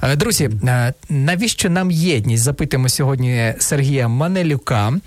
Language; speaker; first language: Ukrainian; non-native, fluent; Russian